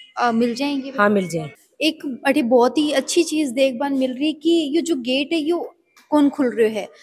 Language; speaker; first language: Hindi; native; Hindi